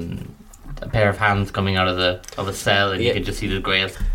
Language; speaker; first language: English; native; English